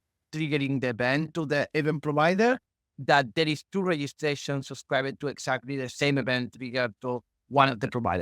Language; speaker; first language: English; non-native, fluent; Spanish